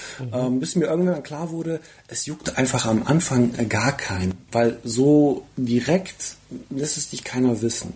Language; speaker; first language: German; early bilingual, other home language; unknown